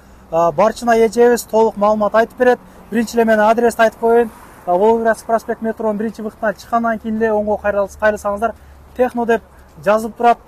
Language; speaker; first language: Kyrgyz; native; Kyrgyz